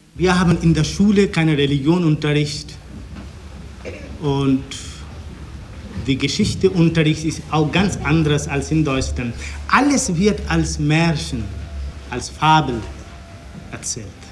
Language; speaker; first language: German; non-native, fluent; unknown